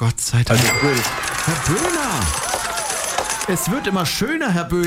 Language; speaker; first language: German; native; German